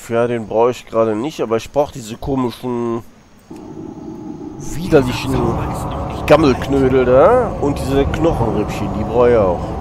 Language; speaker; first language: German; native; German